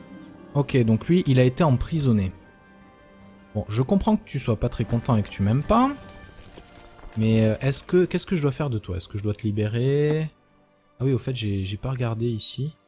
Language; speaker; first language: French; native; French